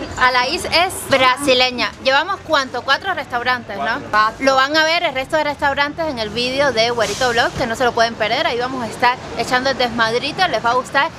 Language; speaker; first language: Spanish; native; Spanish